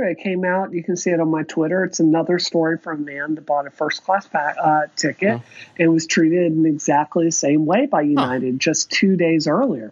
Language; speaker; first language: English; native; English